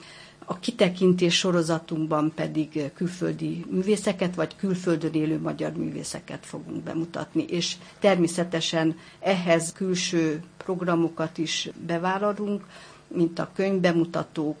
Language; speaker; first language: Hungarian; native; Hungarian